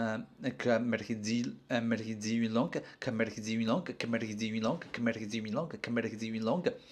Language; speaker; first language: French; non-native, learner; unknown